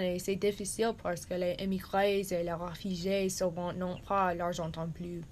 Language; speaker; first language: French; non-native, learner; English